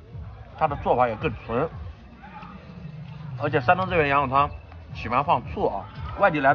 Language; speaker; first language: Chinese; native; Chinese